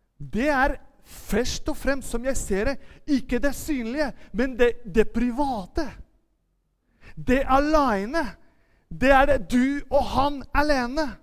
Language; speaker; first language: Norwegian; non-native, fluent; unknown